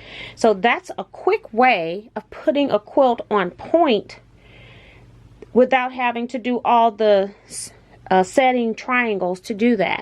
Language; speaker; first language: English; native; English